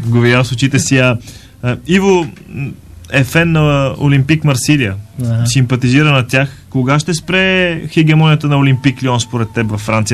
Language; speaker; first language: Bulgarian; native; Bulgarian